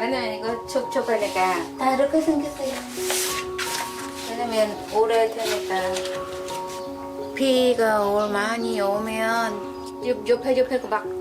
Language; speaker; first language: Korean; non-native, learner; Khmer